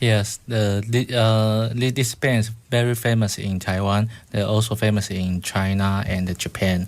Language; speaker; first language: English; non-native, fluent; Chinese